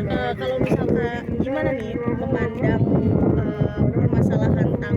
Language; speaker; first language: Indonesian; native; Indonesian